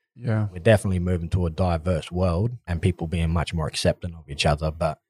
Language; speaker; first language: English; native; English